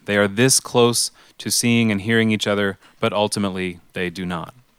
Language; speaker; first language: English; native; English